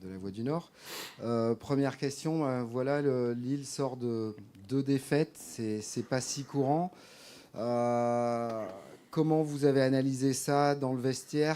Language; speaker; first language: French; native; French